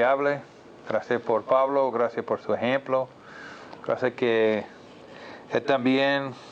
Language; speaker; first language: Spanish; non-native, fluent; English